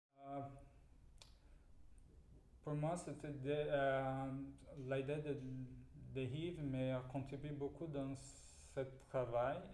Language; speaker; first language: French; non-native, fluent; Portuguese